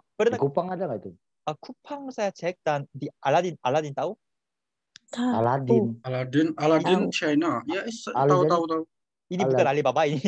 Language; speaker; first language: Indonesian; non-native, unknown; Korean